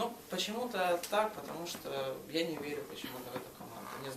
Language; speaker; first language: Russian; native; Russian